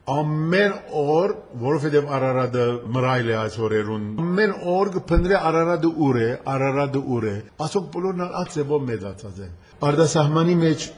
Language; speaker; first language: Armenian; early bilingual, heritage; Armenian